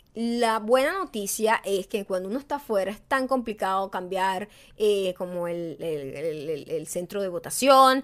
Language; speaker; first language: Spanish; native; Spanish